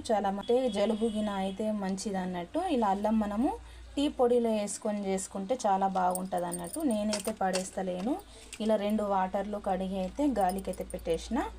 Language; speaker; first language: Telugu; non-native, local second language; Hindi